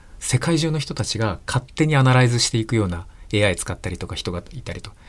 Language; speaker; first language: Japanese; native; Japanese